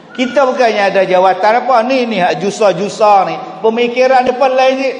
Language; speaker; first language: Malay; native; Malay